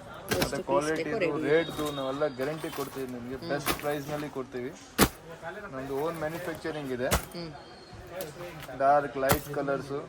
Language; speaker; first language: Kannada; non-native, local second language; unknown